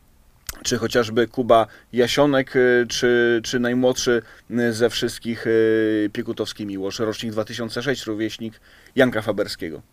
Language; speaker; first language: Polish; native; Polish